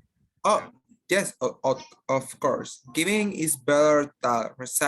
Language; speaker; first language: English; non-native, learner; Spanish